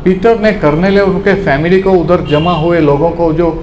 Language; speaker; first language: Hindi; non-native, local second language; Marathi